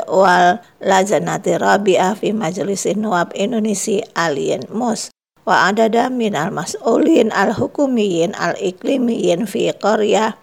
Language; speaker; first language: Arabic; non-native, fluent; Indonesian